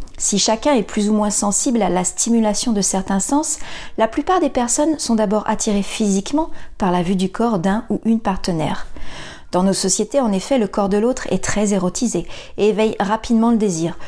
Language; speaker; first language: French; native; French